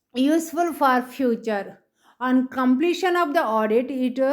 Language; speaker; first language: English; non-native, local second language; Kannada